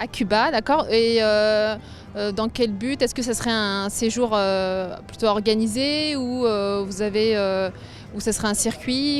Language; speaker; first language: French; native; French